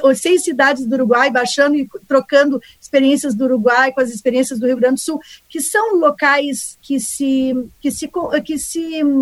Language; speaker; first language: Portuguese; native; Portuguese